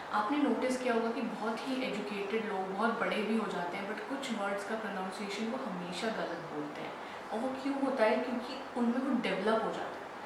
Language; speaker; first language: Hindi; native; Hindi